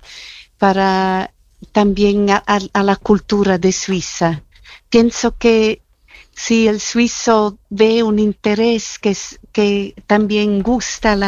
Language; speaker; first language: Spanish; non-native, fluent; German